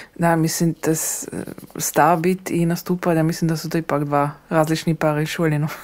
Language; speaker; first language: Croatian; native; Croatian